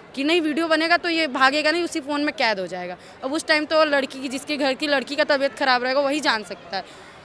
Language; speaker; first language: Hindi; native; Hindi